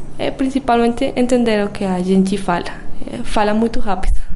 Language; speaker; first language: Portuguese; non-native, learner; Spanish